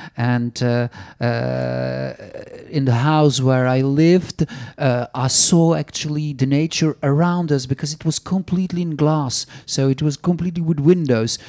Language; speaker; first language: English; non-native, fluent; Dutch